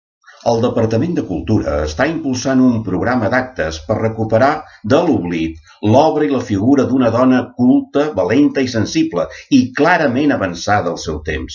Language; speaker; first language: Catalan; native; Catalan